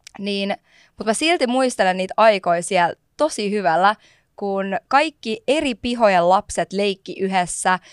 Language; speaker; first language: Finnish; native; Finnish